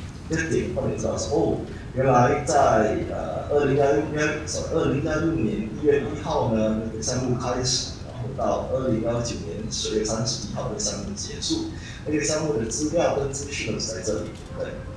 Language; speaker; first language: Chinese; non-native, fluent; English